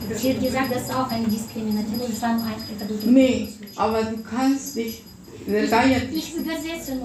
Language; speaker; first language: German; non-native, fluent; Russian